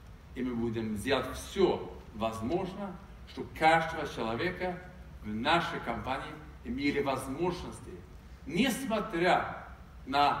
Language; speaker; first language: Russian; non-native, fluent; Swedish